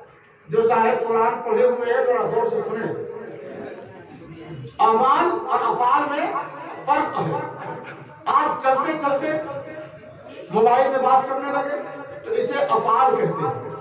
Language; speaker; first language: Urdu; native; Urdu